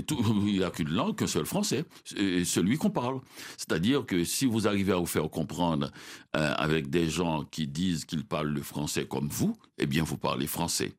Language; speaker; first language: French; non-native, local second language; Haitian Creole